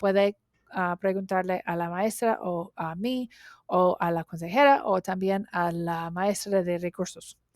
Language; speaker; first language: Spanish; non-native, learner; English